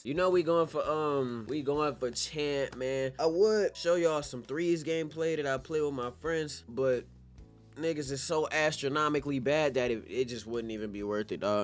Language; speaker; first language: English; native; English